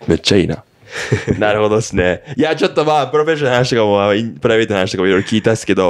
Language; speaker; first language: Japanese; native; Japanese